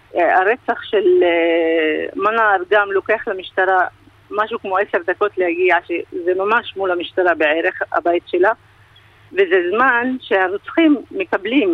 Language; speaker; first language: Hebrew; non-native, local second language; Arabic